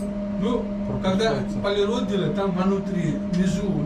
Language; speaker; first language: Russian; non-native, learner; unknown